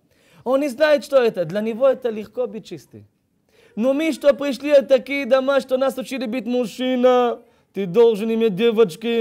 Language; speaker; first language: Russian; early bilingual, heritage; Russian